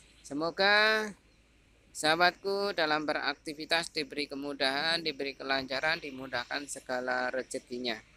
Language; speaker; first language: Indonesian; native; Indonesian